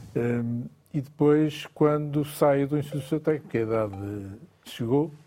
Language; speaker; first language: Portuguese; native; Portuguese